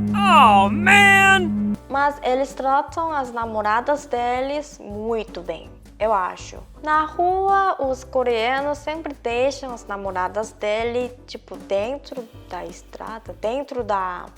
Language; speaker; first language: Portuguese; non-native, fluent; Korean